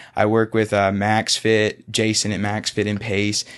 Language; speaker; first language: English; native; English